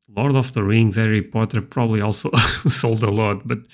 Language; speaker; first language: English; non-native, fluent; Portuguese